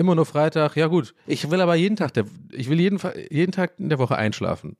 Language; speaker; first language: German; early bilingual, other home language; English